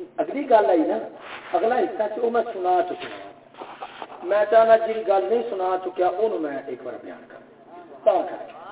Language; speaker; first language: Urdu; non-native, local second language; Punjabi